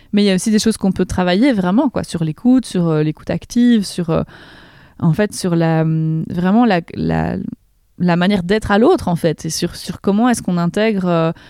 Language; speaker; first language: French; native; French